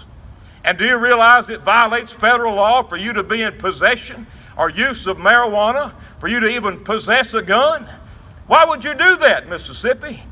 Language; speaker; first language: English; native; English